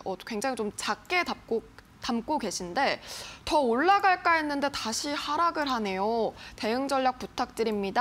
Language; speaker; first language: Korean; native; Korean